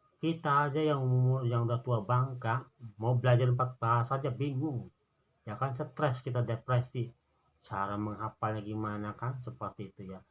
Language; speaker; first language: Indonesian; non-native, local second language; Sundanese